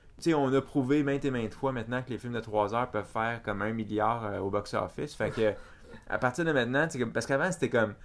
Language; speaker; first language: French; native; French